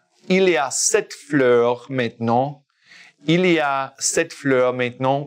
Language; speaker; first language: French; non-native, fluent; English